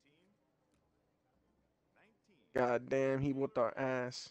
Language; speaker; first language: English; native; English